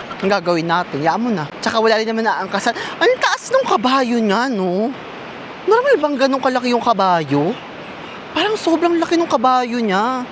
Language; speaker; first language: Filipino; native; Filipino